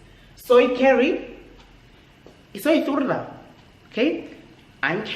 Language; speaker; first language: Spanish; non-native, fluent; English